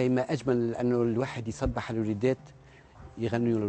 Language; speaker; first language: Arabic; native; Arabic